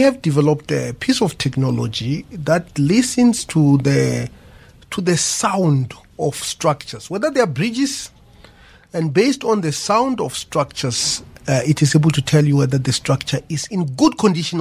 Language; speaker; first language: English; non-native, local second language; Venda